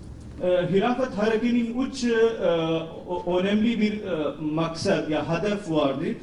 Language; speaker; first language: Turkish; non-native, fluent; Urdu